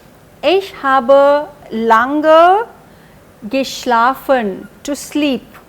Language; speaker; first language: German; non-native, fluent; Hindi